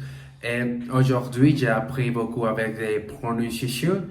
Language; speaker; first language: French; non-native, learner; Portuguese